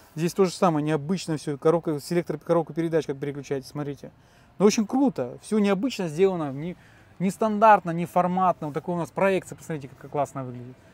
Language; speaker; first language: Russian; native; Russian